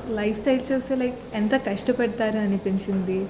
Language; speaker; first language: Telugu; non-native, learner; Tulu